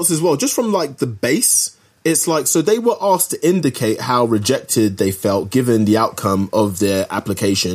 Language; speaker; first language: English; native; English